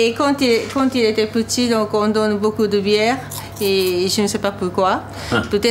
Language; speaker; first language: French; non-native, fluent; Japanese